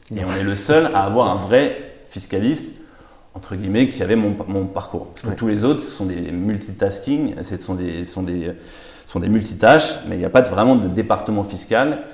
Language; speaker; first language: French; native; French